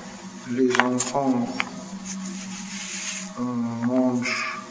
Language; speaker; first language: French; non-native, learner; Russian